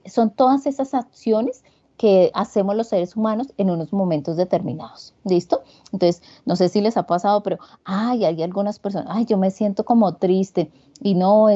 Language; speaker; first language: Spanish; native; Spanish